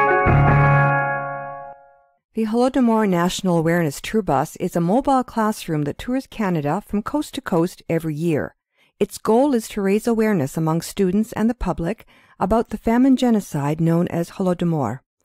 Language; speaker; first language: English; native; English